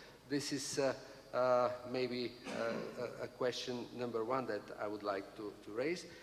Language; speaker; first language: English; non-native, fluent; Bulgarian